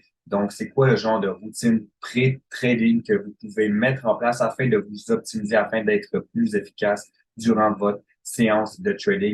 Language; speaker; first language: French; native; French